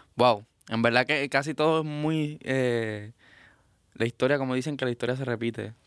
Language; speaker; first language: Spanish; native; Spanish